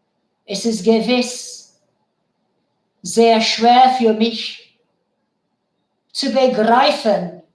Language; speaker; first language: German; non-native, fluent; Bangla